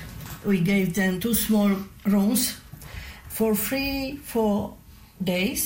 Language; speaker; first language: English; non-native, learner; Polish